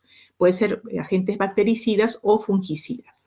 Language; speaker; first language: Spanish; native; Spanish